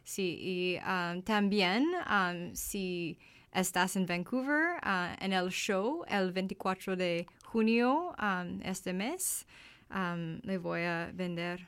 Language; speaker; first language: Spanish; non-native, learner; English